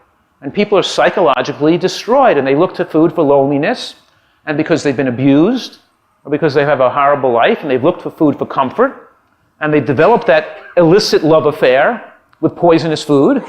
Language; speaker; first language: English; native; English